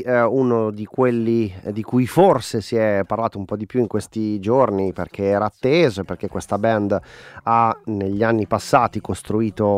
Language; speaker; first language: Italian; native; Italian